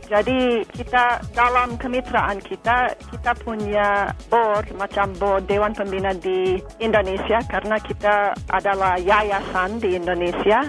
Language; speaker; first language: Indonesian; non-native, fluent; English